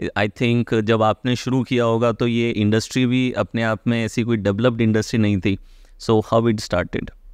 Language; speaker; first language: Hindi; native; Hindi